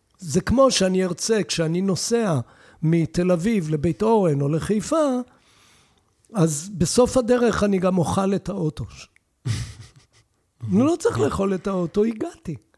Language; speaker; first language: Hebrew; native; Hebrew